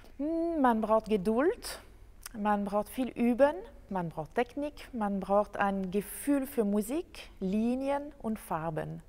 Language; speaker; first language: German; non-native, fluent; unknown